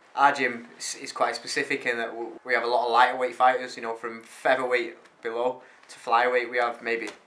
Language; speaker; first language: English; native; English